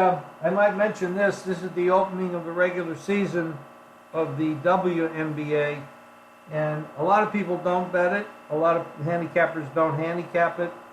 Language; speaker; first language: English; native; English